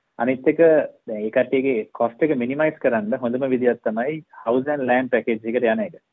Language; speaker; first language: Sinhala; native; Sinhala